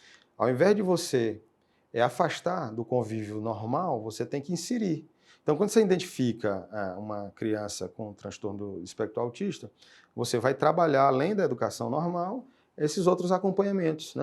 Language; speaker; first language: Portuguese; native; Portuguese